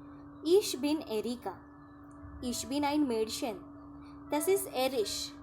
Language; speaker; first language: German; non-native, fluent; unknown